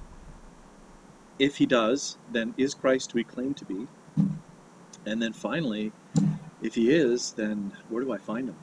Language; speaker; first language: English; native; English